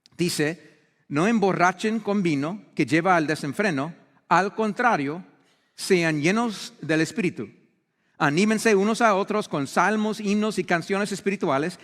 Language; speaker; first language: Spanish; non-native, fluent; English